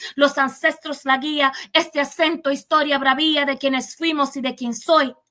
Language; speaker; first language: Spanish; early bilingual, heritage; Spanish